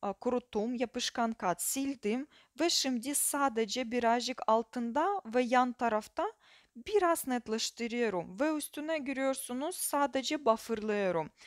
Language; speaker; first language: Turkish; non-native, fluent; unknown